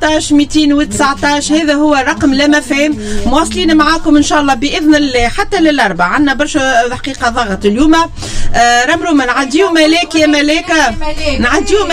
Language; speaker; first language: Arabic; native; Arabic